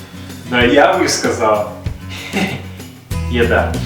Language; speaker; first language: Russian; non-native, learner; English